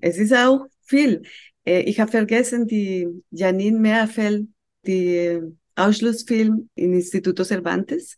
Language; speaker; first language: German; non-native, fluent; Spanish